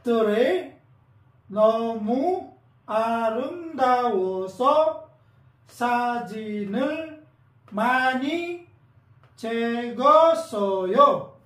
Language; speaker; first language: Korean; non-native, learner; Filipino